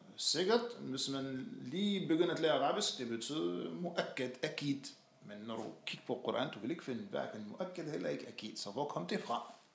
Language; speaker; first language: Danish; non-native, fluent; Arabic